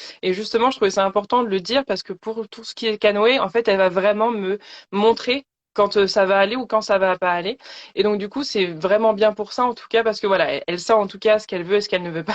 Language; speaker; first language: French; native; French